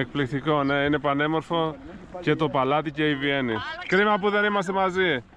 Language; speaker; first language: Greek; native; Greek